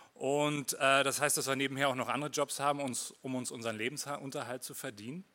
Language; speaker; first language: German; native; German